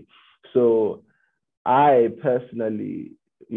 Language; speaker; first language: English; non-native, local second language; Yoruba